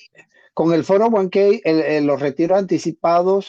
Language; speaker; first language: Spanish; native; Spanish